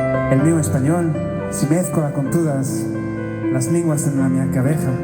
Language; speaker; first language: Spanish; non-native, learner; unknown